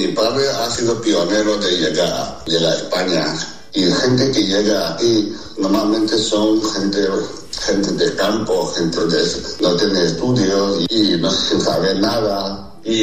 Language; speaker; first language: Spanish; non-native, fluent; Chinese